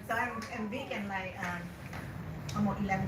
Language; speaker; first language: English; non-native, learner; Vietnamese